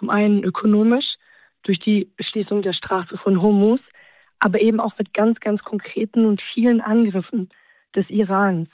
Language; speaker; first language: German; native; German